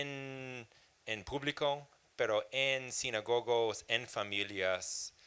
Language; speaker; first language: Spanish; non-native, fluent; English